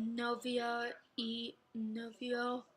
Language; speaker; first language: Spanish; non-native, learner; English